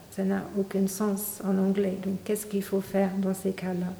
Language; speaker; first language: French; non-native, fluent; English